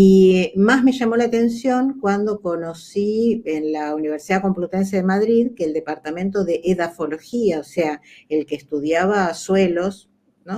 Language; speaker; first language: Spanish; native; Spanish